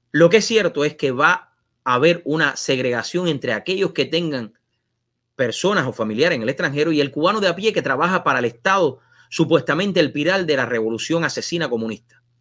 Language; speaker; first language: Spanish; native; Spanish